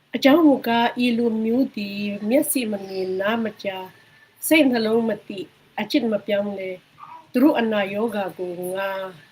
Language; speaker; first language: Burmese; non-native, local second language; Hakha Chin